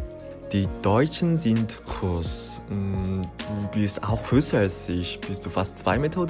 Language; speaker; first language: German; non-native, fluent; Korean